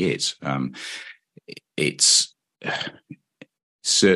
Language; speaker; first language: English; native; English